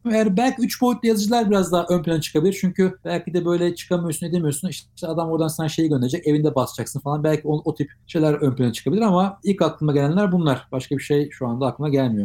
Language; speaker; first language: Turkish; native; Turkish